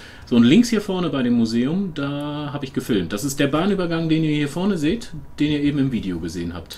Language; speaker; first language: German; native; German